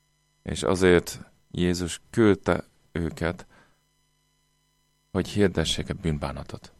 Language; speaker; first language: Hungarian; non-native, fluent; English